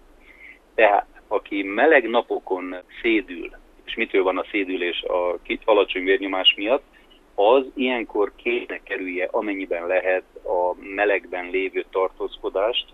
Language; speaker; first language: Hungarian; native; Hungarian